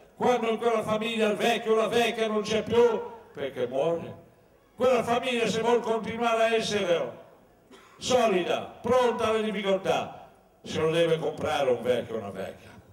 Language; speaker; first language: Italian; native; Italian